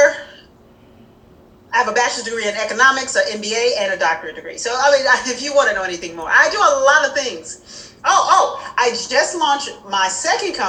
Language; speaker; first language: English; native; English